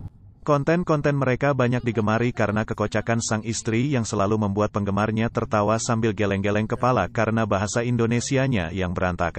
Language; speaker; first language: Indonesian; native; Indonesian